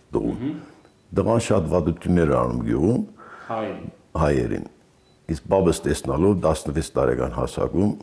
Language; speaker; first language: Armenian; early bilingual, heritage; Arabic